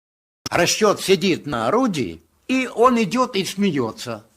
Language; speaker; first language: Russian; native; Russian